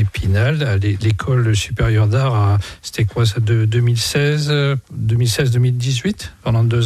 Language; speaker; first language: French; native; French